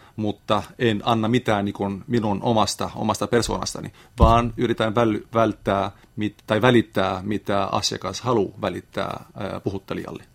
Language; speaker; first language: Finnish; non-native, fluent; Arabic